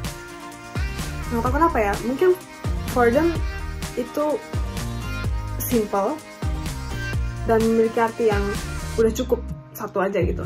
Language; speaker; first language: Indonesian; non-native, fluent; Japanese